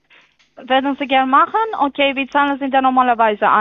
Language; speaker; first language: German; non-native, fluent; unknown